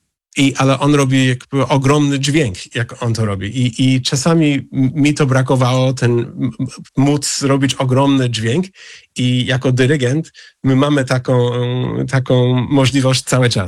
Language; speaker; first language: Polish; non-native, fluent; English